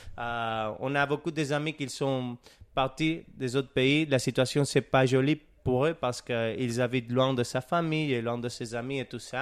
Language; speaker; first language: French; non-native, learner; Catalan